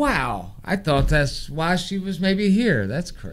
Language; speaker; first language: English; native; English